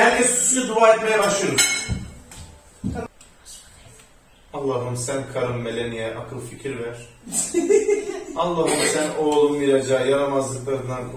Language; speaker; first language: Turkish; early bilingual, heritage; Turkish